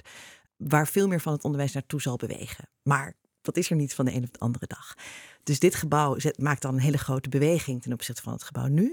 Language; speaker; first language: Dutch; native; Dutch